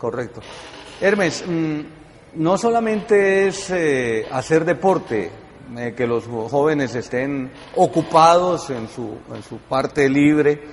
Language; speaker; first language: Spanish; native; Spanish